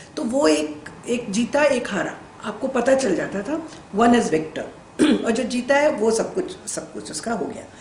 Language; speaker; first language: Hindi; native; Hindi